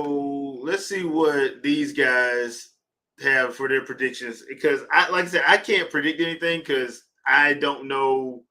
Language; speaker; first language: English; native; English